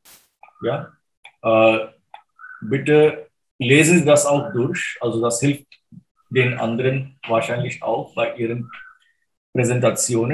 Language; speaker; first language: German; non-native, fluent; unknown